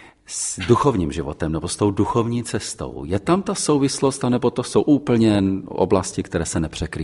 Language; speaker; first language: Czech; native; Czech